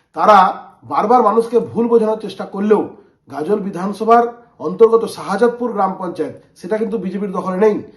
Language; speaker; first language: Bangla; native; Bangla